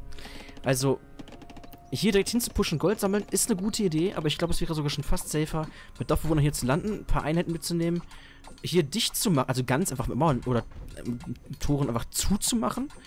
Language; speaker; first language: German; native; German